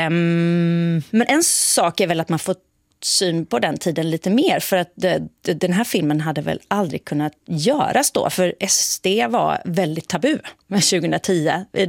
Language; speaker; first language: Swedish; native; Swedish